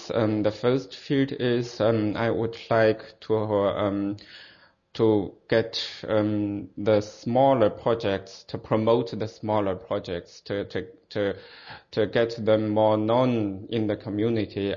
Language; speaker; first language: English; non-native, fluent; Chinese